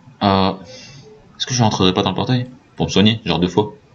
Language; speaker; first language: French; native; French